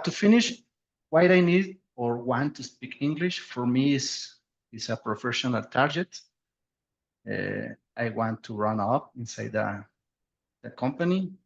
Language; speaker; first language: English; non-native, learner; Spanish